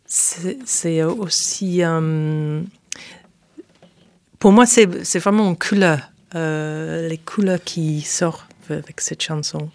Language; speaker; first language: French; non-native, fluent; English